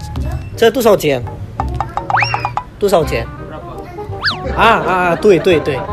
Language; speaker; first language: Chinese; non-native, fluent; Indonesian